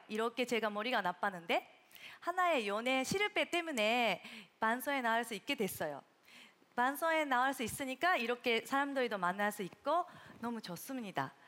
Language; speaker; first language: Korean; non-native, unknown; Japanese